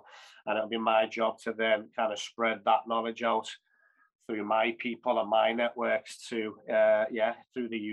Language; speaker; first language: English; native; English